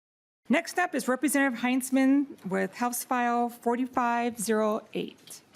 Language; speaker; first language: English; native; English